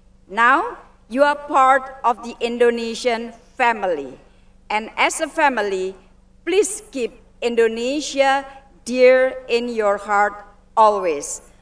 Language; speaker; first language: English; non-native, fluent; Indonesian